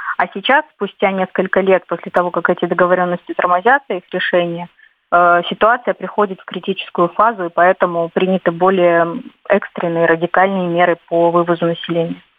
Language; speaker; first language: Russian; native; Russian